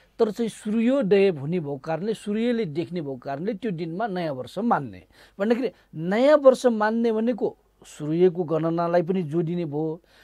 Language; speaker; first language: Nepali; non-native, local second language; Newari